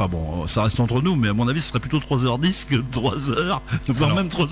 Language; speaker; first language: French; native; French